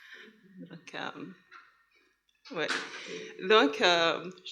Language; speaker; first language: French; non-native, learner; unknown